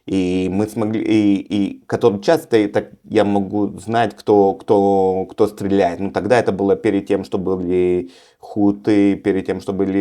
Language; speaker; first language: Russian; early bilingual, heritage; Russian